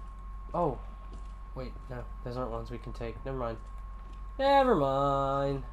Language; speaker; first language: English; native; English